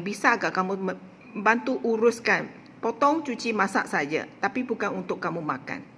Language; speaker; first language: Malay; non-native, local second language; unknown